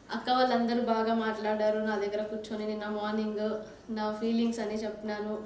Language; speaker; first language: Telugu; non-native, local second language; Kannada